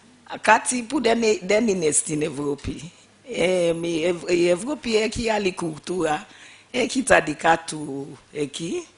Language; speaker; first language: Greek; non-native, fluent; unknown